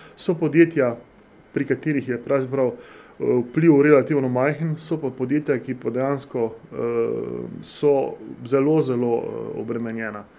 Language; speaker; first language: Slovenian; native; Slovenian